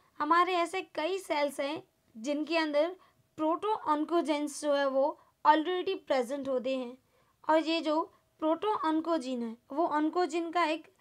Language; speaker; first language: Hindi; non-native, local second language; Gujarati